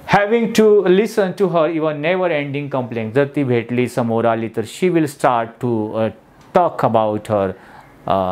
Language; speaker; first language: English; non-native, local second language; Marathi